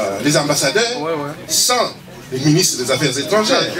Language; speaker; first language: French; non-native, local second language; Lingala